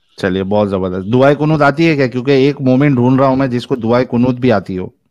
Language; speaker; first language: Hindi; native; Hindi